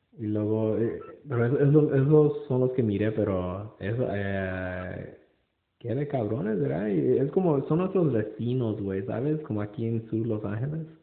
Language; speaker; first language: Spanish; early bilingual, heritage; Spanish